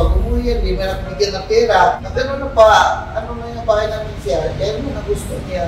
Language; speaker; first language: Filipino; non-native, local second language; Cebuano